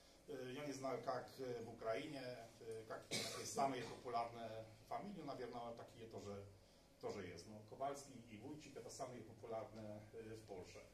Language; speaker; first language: Polish; non-native, learner; Russian